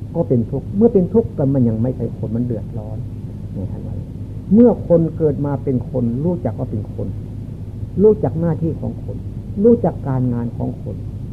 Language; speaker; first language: Thai; non-native, local second language; Lao